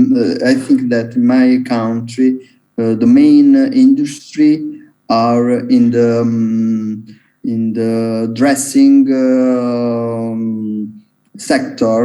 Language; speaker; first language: English; non-native, learner; Italian